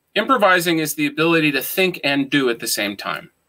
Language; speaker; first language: English; native; English